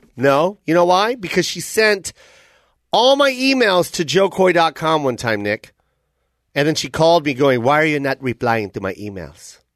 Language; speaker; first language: English; native; English